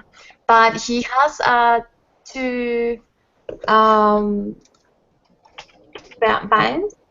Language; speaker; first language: English; non-native, learner; Spanish